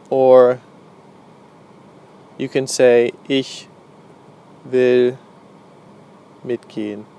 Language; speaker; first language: German; non-native, fluent; English